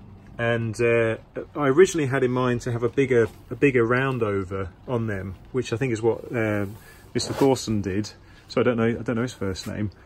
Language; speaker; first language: English; native; English